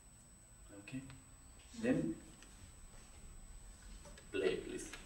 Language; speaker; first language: English; non-native, learner; Spanish